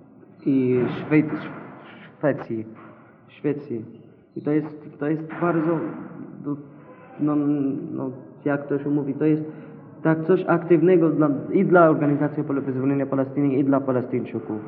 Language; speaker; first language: Polish; non-native, fluent; Arabic